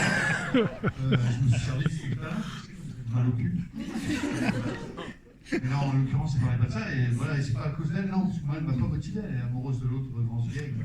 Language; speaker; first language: French; native; French